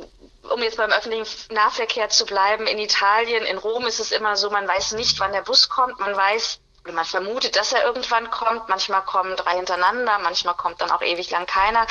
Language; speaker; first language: German; native; German